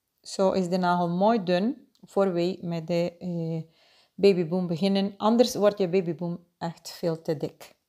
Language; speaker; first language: Dutch; non-native, fluent; Spanish